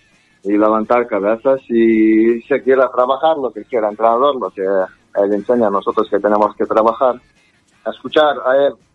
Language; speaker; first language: Spanish; non-native, learner; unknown